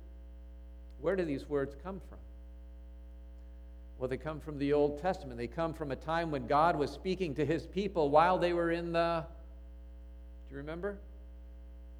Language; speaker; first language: English; native; English